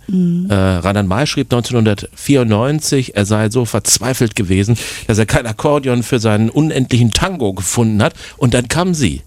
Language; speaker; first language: German; native; German